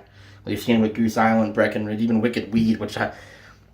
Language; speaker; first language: English; native; English